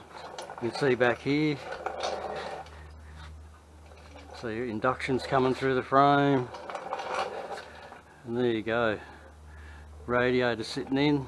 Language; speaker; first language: English; native; English